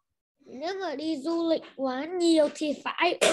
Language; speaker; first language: Chinese; non-native, learner; Vietnamese